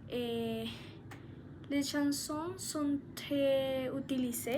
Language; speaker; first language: French; non-native, learner; Spanish